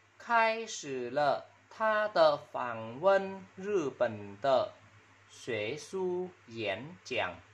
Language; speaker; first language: Chinese; non-native, fluent; Vietnamese